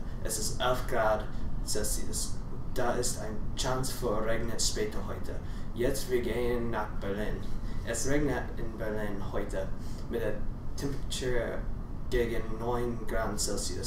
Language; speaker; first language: German; non-native, learner; English